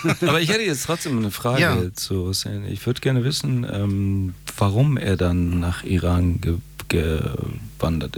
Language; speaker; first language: German; early bilingual, other home language; Persian